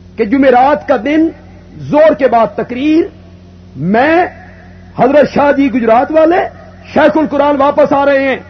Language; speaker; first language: Urdu; non-native, local second language; Punjabi